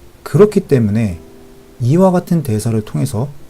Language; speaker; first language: Korean; native; Korean